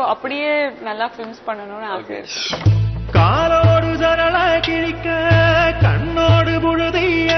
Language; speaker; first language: Tamil; non-native, fluent; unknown